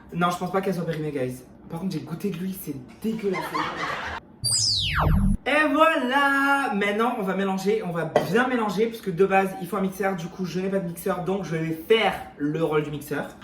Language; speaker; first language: French; native; French